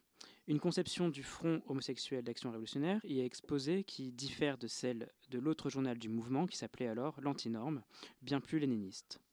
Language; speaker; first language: French; native; French